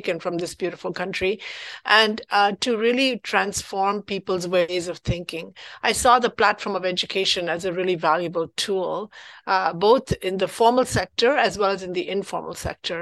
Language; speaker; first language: English; non-native, local second language; Punjabi